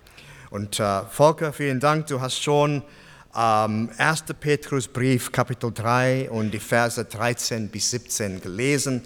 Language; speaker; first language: German; non-native, fluent; English